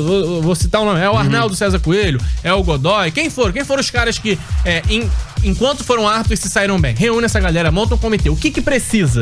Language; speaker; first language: Portuguese; native; Portuguese